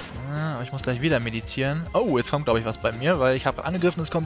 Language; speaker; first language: German; native; German